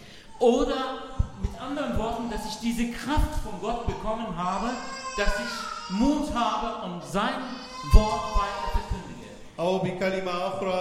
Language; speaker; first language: German; non-native, fluent; Arabic